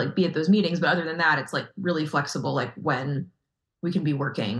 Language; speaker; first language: English; native; English